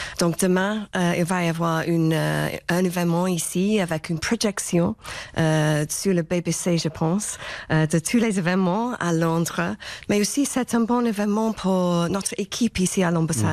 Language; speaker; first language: French; non-native, fluent; English